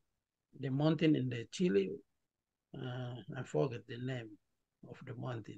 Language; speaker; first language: English; non-native, learner; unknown